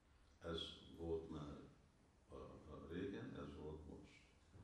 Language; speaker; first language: Hungarian; early bilingual, heritage; Hungarian